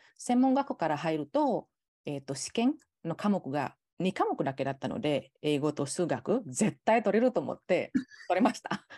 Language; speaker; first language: Japanese; non-native, fluent; Indonesian